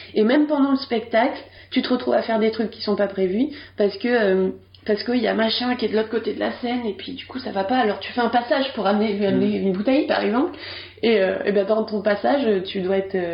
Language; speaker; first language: French; native; French